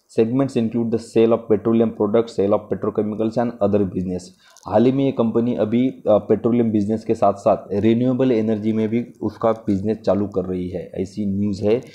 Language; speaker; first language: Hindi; non-native, local second language; Marathi